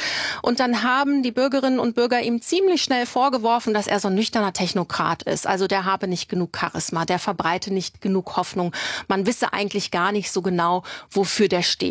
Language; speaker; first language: German; native; German